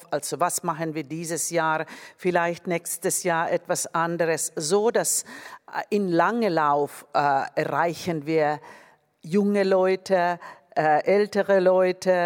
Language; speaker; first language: German; non-native, fluent; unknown